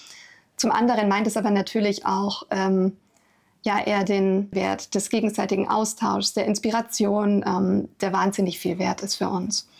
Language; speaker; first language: German; native; German